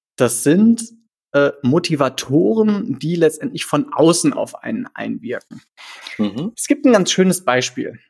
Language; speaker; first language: German; native; German